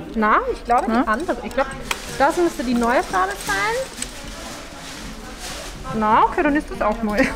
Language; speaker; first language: German; native; German